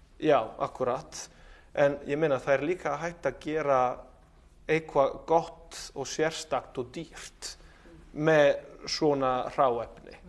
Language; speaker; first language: Icelandic; non-native, fluent; Italian